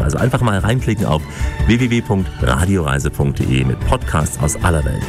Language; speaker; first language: German; native; German